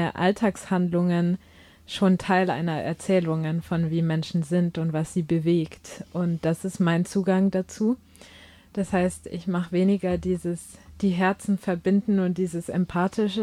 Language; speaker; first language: German; early bilingual, other home language; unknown